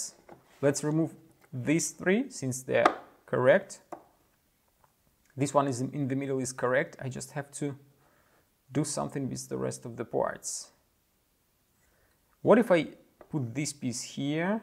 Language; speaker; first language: English; non-native, fluent; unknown